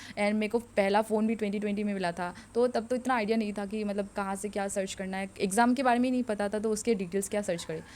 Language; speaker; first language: Hindi; non-native, local second language; Assamese